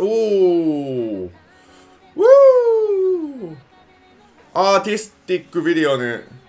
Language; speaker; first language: Japanese; non-native, learner; English